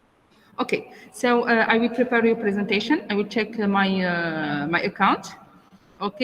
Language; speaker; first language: English; non-native, learner; Arabic